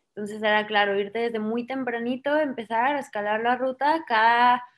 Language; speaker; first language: Spanish; native; Spanish